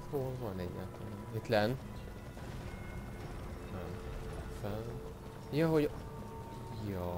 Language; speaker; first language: Hungarian; native; Hungarian